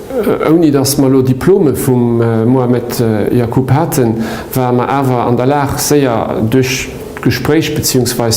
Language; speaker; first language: German; non-native, local second language; Luxembourgish